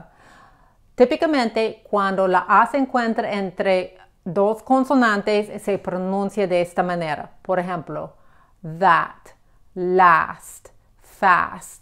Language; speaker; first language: Spanish; non-native, fluent; English